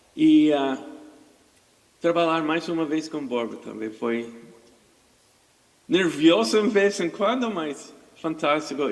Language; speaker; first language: Portuguese; non-native, fluent; English